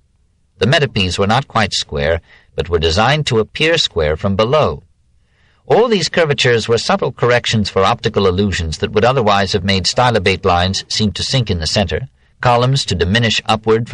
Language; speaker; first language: English; native; English